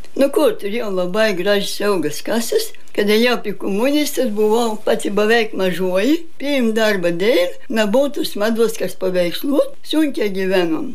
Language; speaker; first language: Lithuanian; native; Lithuanian